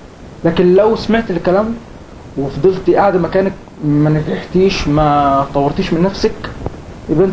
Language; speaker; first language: Arabic; native; Arabic